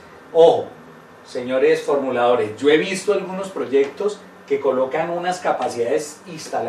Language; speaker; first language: Spanish; native; Spanish